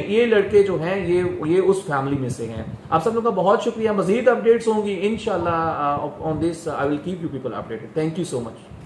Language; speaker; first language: Urdu; non-native, local second language; Pashto